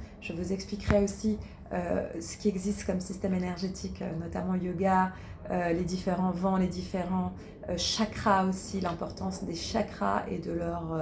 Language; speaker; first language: French; native; French